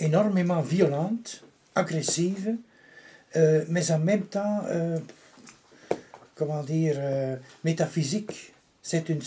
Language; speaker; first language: French; non-native, local second language; Dutch